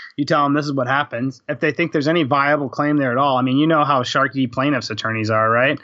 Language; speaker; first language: English; native; English